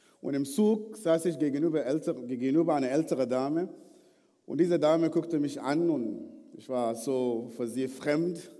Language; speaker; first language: German; non-native, fluent; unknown